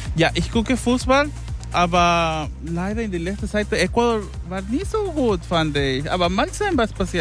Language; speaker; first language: German; non-native, learner; Spanish